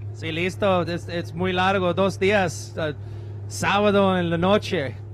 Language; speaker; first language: Spanish; non-native, learner; English